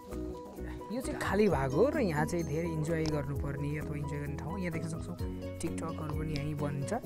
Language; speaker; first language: Nepali; native; Nepali